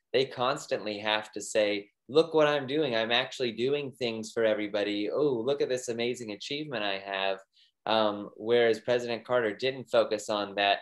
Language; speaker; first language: English; native; English